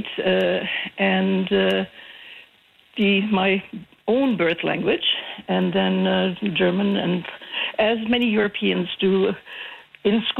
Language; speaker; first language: English; non-native, fluent; German